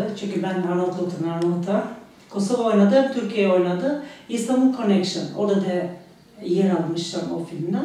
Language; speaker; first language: Turkish; non-native, learner; Albanian